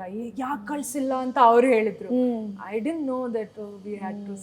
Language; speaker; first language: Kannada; non-native, local second language; Malayalam